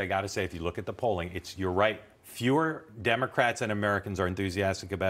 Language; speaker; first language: English; native; English